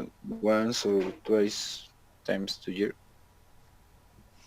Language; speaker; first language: English; non-native, learner; Spanish